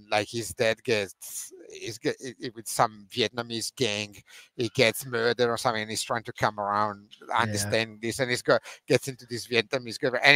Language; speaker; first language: English; non-native, fluent; Italian